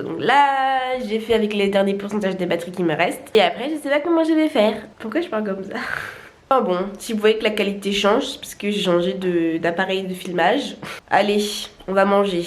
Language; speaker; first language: French; native; French